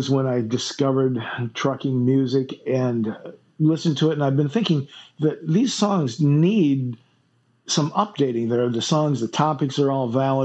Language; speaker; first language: English; native; English